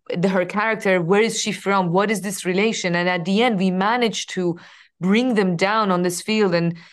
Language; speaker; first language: English; non-native, fluent; Persian